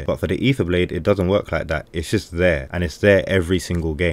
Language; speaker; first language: English; native; English